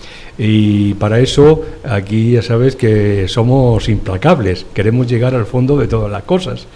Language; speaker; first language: Spanish; native; Spanish